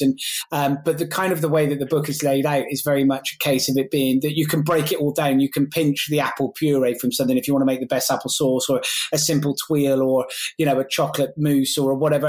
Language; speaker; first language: English; native; English